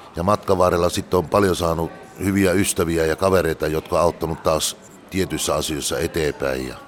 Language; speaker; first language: Finnish; native; Finnish